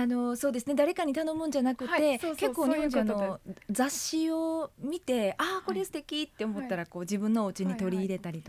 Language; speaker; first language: Japanese; native; Japanese